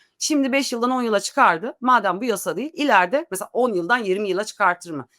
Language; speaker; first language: Turkish; native; Turkish